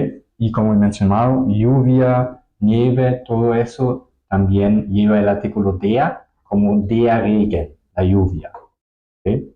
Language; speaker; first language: Spanish; non-native, fluent; German